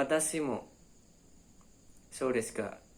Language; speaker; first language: Japanese; non-native, learner; Indonesian